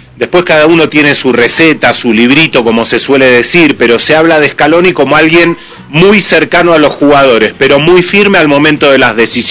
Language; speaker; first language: Spanish; native; Spanish